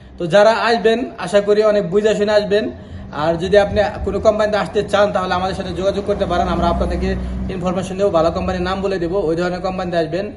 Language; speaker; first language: Bangla; native; Bangla